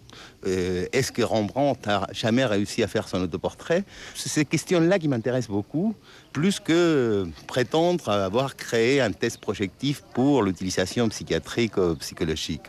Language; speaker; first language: French; non-native, fluent; Spanish